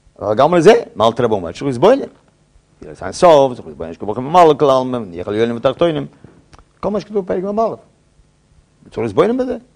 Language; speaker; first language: Hebrew; non-native, fluent; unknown